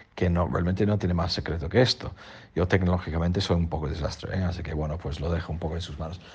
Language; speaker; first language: Spanish; non-native, fluent; English